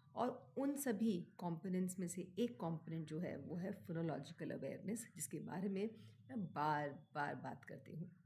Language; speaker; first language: Hindi; native; Hindi